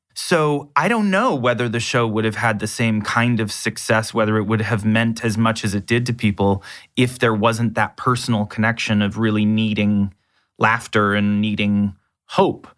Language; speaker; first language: English; native; English